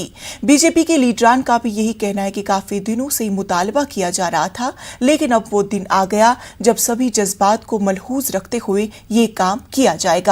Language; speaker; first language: Hindi; native; Hindi